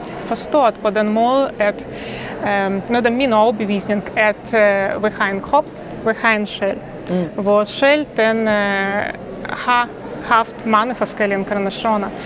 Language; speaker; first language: Danish; non-native, fluent; Russian